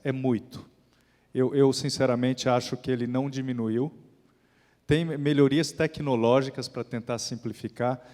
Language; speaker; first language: Portuguese; native; Portuguese